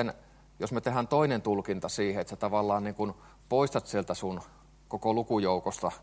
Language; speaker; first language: Finnish; native; Finnish